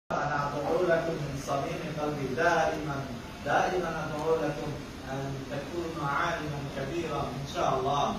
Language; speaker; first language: Arabic; non-native, fluent; Bangla